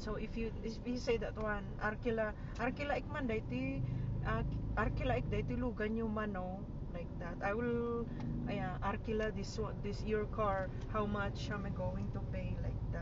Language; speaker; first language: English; non-native, local second language; Iloko